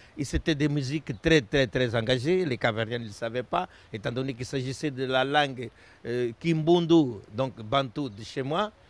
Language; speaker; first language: French; non-native, fluent; Portuguese